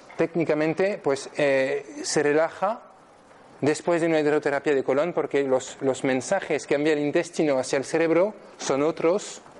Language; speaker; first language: Spanish; non-native, fluent; French